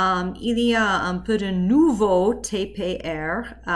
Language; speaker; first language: French; non-native, fluent; English